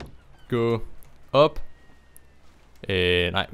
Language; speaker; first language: Danish; native; Danish